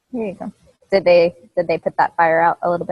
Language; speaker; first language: English; native; English